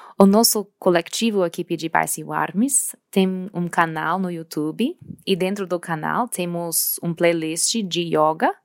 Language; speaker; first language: Portuguese; non-native, fluent; English